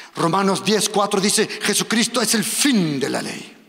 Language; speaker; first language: Spanish; early bilingual, heritage; Spanish